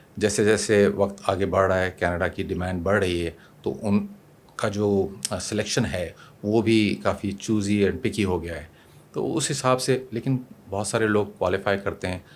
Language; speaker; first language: Urdu; native; Urdu